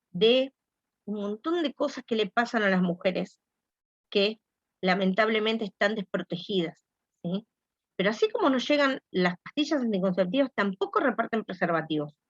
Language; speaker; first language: Spanish; native; Spanish